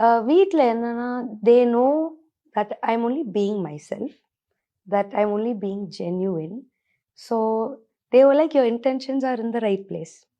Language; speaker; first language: English; non-native, local second language; Tamil